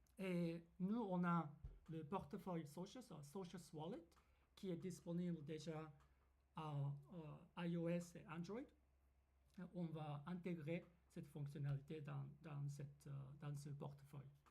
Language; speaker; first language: French; non-native, fluent; Japanese